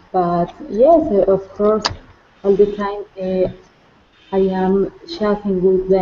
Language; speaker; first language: English; non-native, learner; Spanish